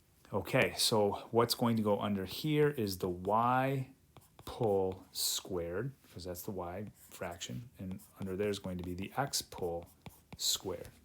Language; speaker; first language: English; native; English